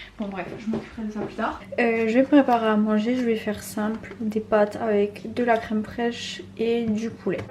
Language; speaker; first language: French; native; French